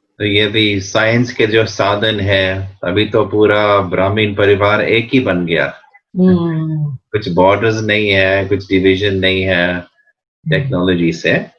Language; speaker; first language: Hindi; native; Hindi